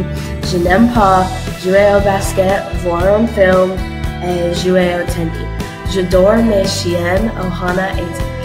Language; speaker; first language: French; non-native, learner; English